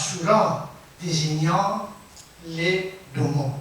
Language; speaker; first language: French; non-native, fluent; Persian